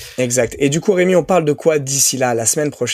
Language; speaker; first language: French; native; French